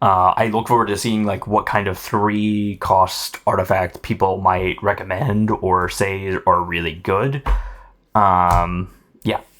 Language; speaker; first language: English; native; English